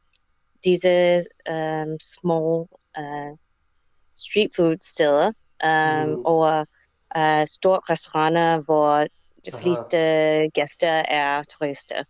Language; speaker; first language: Danish; non-native, learner; English